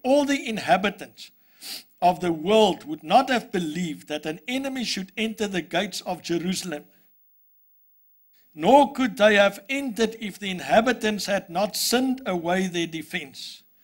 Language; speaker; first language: English; non-native, local second language; Afrikaans